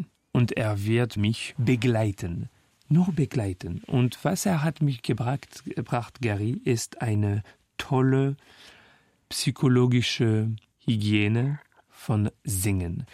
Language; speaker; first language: German; non-native, local second language; French